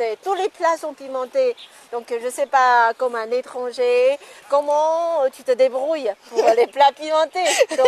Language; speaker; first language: French; non-native, fluent; Chinese